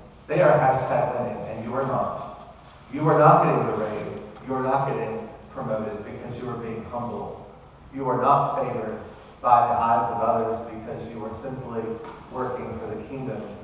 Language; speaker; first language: English; native; English